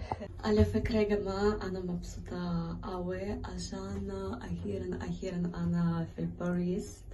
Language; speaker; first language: Arabic; non-native, learner; Russian